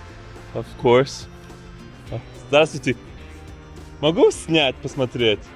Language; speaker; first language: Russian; non-native, fluent; English